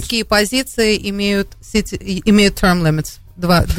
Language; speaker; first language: Russian; native; Russian